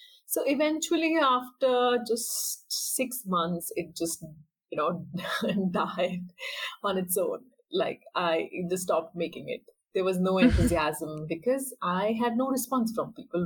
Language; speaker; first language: English; non-native, local second language; Hindi